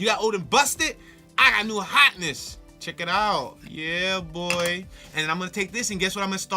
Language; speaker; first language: English; native; English